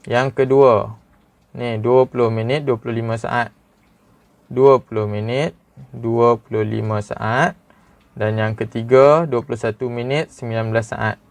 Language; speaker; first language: Malay; native; Malay